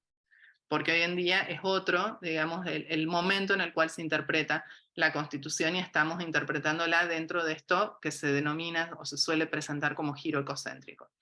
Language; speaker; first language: Spanish; native; Spanish